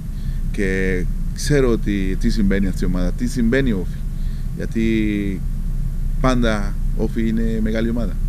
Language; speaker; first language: Greek; non-native, fluent; Spanish